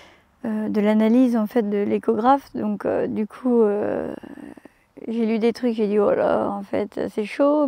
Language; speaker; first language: French; native; French